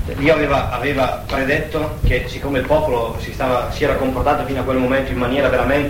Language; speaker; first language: Italian; native; Italian